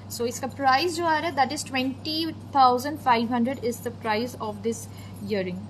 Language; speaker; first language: Hindi; non-native, local second language; Bangla